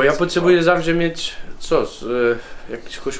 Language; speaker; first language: Polish; non-native, learner; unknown